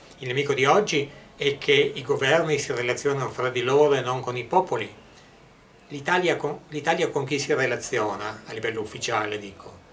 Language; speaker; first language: Italian; native; Italian